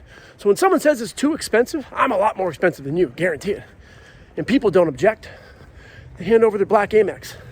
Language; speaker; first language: English; native; English